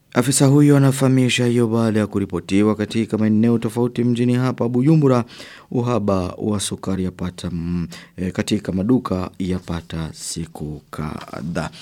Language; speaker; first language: Swahili; non-native, local second language; Rundi